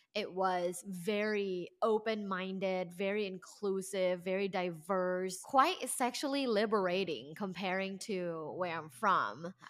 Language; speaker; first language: English; non-native, fluent; Thai